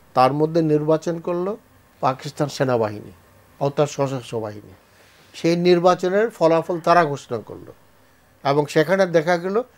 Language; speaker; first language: Bangla; native; Bangla